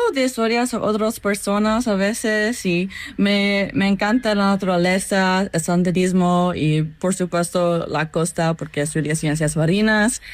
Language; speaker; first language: Spanish; non-native, learner; English